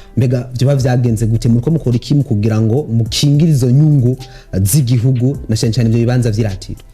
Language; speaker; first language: Rundi; native; Rundi